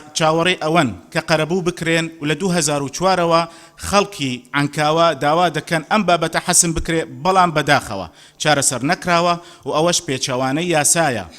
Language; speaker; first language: Central Kurdish; non-native, local second language; Assyrian Neo-Aramaic